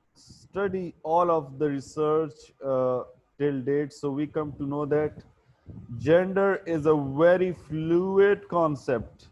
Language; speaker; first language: English; non-native, local second language; Urdu